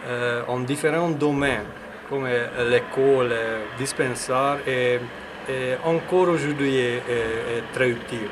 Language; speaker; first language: French; non-native, learner; Hungarian